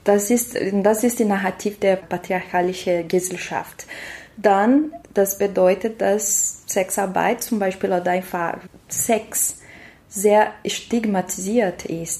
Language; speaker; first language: German; non-native, fluent; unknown